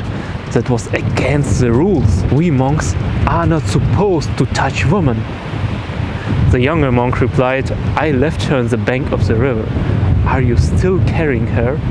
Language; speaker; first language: English; non-native, fluent; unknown